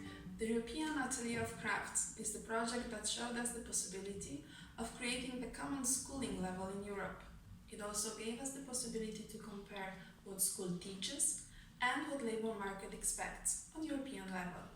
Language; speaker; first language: English; non-native, fluent; Polish